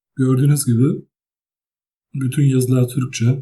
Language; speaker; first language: Turkish; early bilingual, other home language; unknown